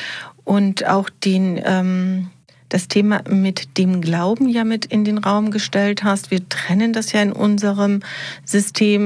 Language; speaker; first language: German; native; German